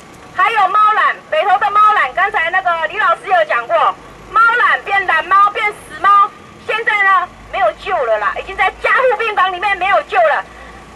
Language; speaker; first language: Chinese; non-native, local second language; Min Nan Chinese